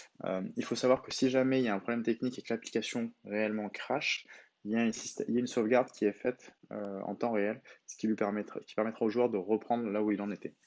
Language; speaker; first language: French; native; French